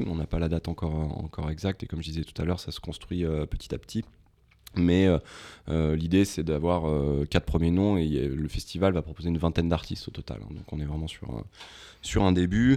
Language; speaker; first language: French; native; French